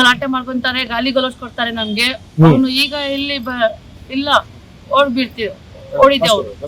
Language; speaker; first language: Kannada; non-native, local second language; Urdu